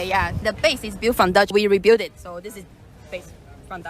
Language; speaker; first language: English; non-native, fluent; Chinese